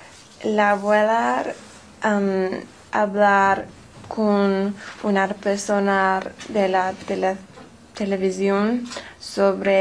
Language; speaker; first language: Spanish; non-native, learner; English